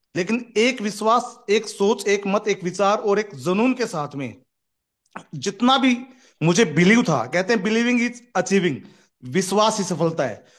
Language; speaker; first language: Hindi; native; Hindi